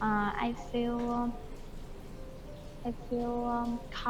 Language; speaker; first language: English; non-native, learner; Vietnamese